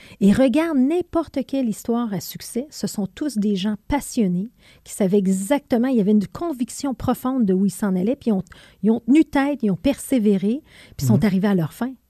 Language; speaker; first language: French; native; French